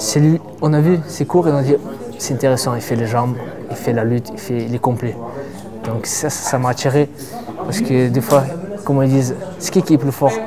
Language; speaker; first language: French; non-native, fluent; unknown